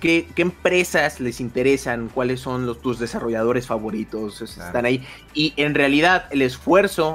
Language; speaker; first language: Spanish; native; Spanish